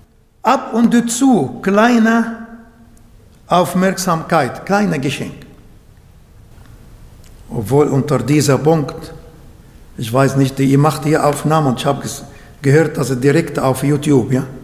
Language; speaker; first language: German; non-native, fluent; Arabic